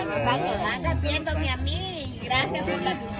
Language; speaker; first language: Spanish; native; Spanish